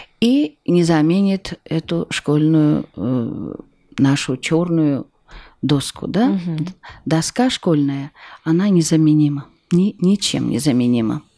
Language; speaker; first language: Russian; non-native, local second language; Armenian